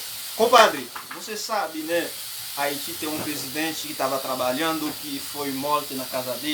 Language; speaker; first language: Portuguese; non-native, learner; Haitian Creole